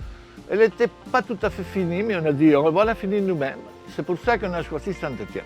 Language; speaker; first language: French; non-native, fluent; Spanish